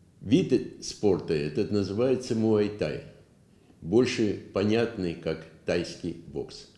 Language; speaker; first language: Russian; native; Russian